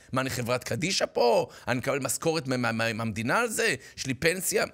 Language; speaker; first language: Hebrew; native; Hebrew